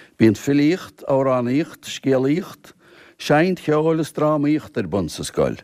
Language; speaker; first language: Irish; native; Irish